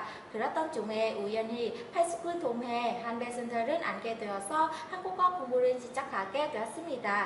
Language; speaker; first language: Korean; non-native, learner; Vietnamese